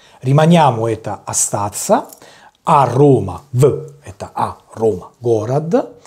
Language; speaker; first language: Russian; non-native, learner; Italian